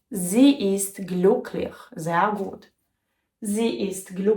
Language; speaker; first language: German; non-native, fluent; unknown